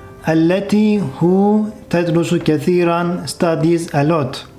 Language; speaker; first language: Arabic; non-native, fluent; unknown